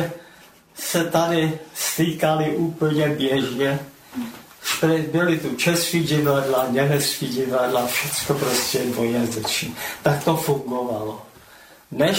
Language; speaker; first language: Czech; non-native, local second language; German